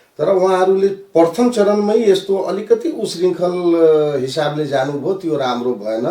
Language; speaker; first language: Nepali; non-native, local second language; Maithili